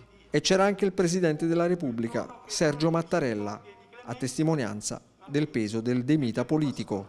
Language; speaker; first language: Italian; native; Italian